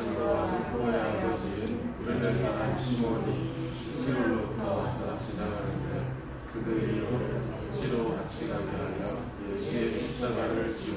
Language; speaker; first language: Korean; native; Korean